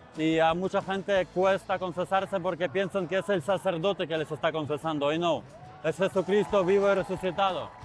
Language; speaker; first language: Spanish; non-native, fluent; Ukrainian